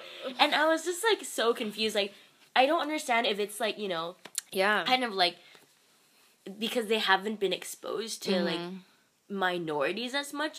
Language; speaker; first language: English; non-native, local second language; Cantonese